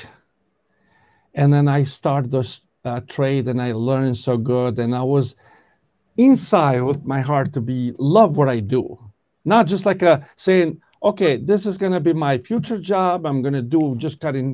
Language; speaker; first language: English; non-native, learner; Albanian